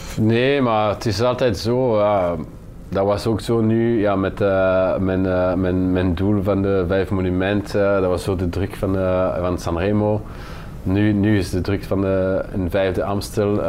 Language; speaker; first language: Dutch; non-native, local second language; French